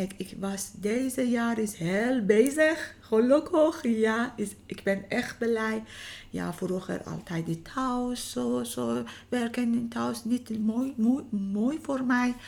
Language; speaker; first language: Dutch; non-native, learner; Persian